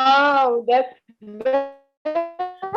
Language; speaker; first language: English; non-native, learner; Indonesian